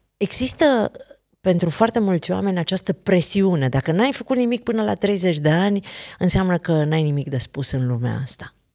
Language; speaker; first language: Romanian; native; Romanian